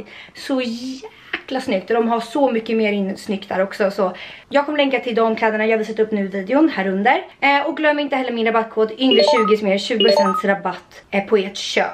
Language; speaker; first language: Swedish; native; Swedish